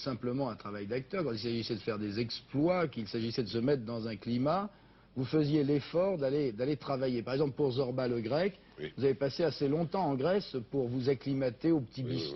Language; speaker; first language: French; native; French